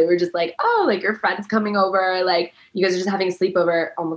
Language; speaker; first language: English; early bilingual, other home language; Persian